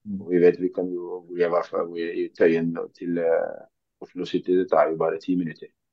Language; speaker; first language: Norwegian; early bilingual, other home language; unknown